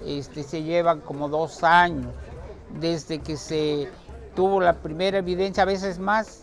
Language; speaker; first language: Spanish; native; Spanish